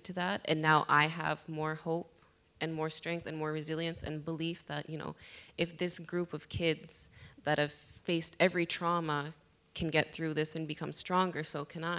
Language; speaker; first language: English; native; English